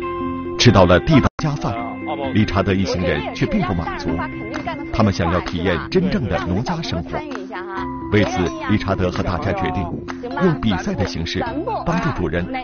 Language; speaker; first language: Chinese; native; Chinese